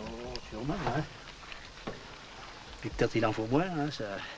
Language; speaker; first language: French; native; French